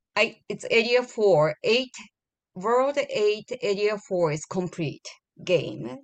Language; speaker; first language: English; non-native, learner; Japanese